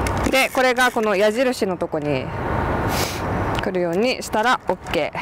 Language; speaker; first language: Japanese; early bilingual, heritage; Japanese